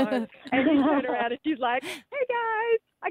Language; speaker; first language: English; native; English